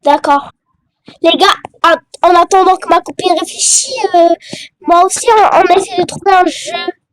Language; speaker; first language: French; native; French